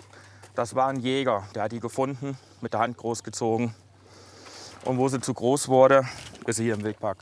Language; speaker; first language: German; native; German